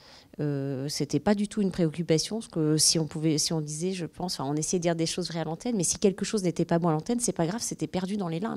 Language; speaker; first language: French; native; French